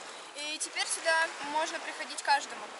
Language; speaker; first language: Russian; native; Russian